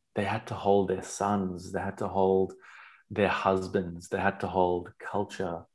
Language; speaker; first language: English; non-native, local second language; Sinhala